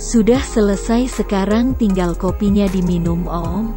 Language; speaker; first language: Indonesian; native; Indonesian